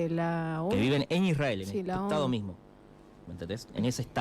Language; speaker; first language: Spanish; native; Spanish